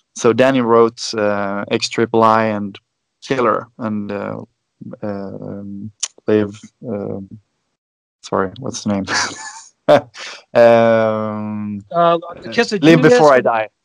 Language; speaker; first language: English; non-native, fluent; Swedish